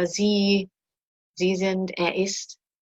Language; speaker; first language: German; non-native, fluent; English